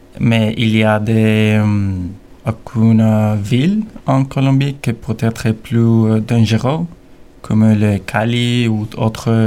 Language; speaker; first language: French; non-native, learner; Spanish